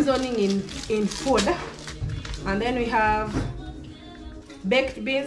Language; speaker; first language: English; non-native, local second language; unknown